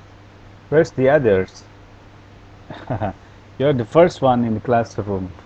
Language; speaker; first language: English; non-native, learner; Indonesian